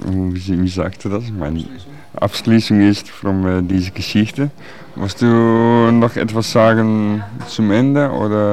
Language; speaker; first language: German; non-native, learner; Dutch